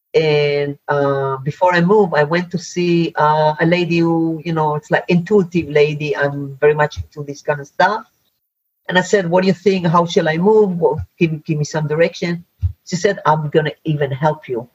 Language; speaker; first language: English; non-native, fluent; Hebrew